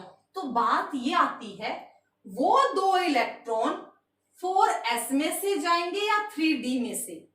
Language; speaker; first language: Hindi; native; Hindi